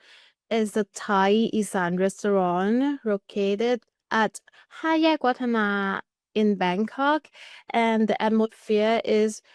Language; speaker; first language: English; non-native, learner; Thai